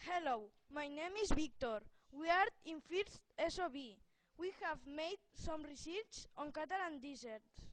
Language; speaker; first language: English; non-native, learner; Catalan